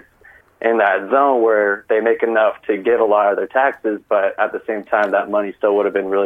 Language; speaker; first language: English; native; English